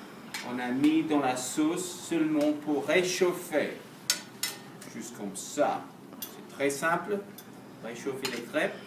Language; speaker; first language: French; non-native, learner; English